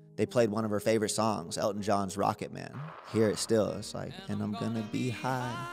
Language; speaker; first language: English; native; English